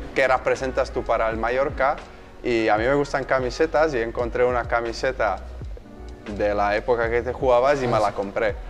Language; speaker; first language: Spanish; non-native, fluent; Slovak